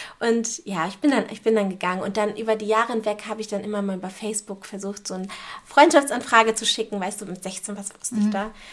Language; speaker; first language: German; native; German